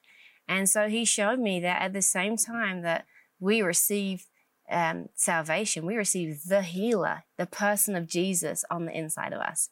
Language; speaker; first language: English; native; English